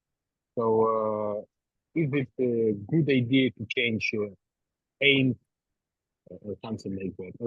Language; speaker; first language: English; non-native, learner; Ukrainian